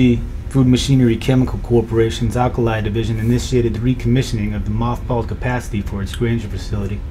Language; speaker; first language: English; native; English